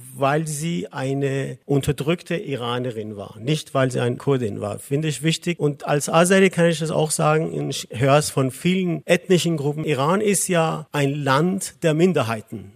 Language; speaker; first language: German; non-native, fluent; Persian